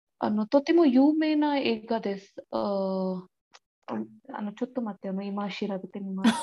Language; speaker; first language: Japanese; non-native, learner; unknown